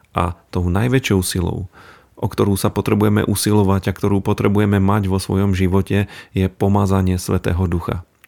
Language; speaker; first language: Slovak; native; Slovak